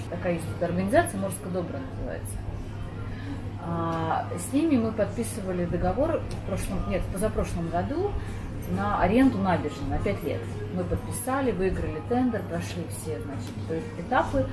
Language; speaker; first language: Russian; native; Russian